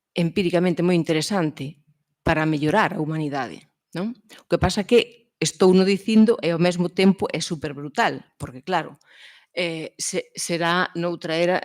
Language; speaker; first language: Galician; early bilingual, heritage; Swiss German